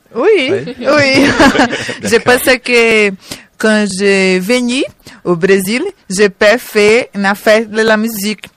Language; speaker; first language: French; non-native, learner; Portuguese